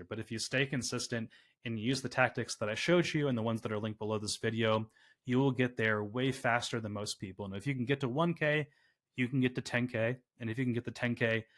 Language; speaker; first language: English; native; English